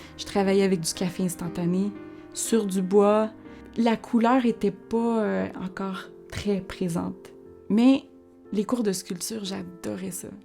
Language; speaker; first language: French; early bilingual, other home language; Spanish